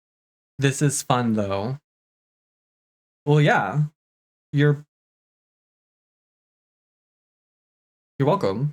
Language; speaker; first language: English; native; English